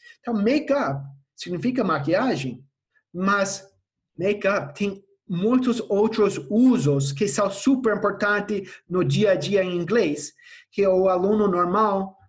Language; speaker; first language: Portuguese; non-native, fluent; English